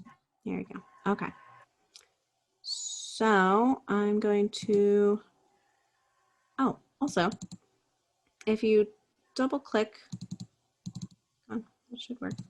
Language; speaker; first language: English; native; English